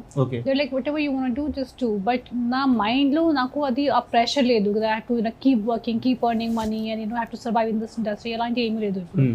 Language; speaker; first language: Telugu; non-native, fluent; Hindi